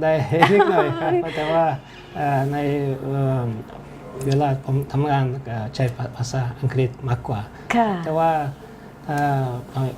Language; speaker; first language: Thai; non-native, learner; Mongolian